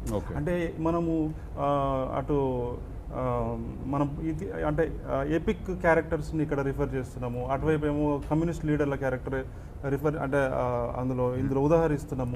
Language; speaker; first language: Telugu; native; Telugu